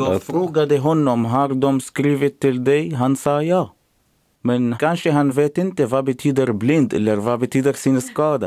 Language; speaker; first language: Swedish; non-native, learner; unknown